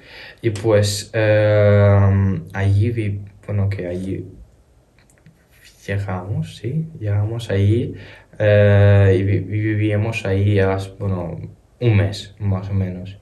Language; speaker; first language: Spanish; early bilingual, other home language; Ukrainian